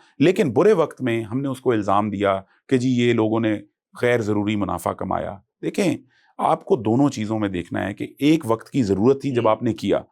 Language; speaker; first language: Urdu; native; Urdu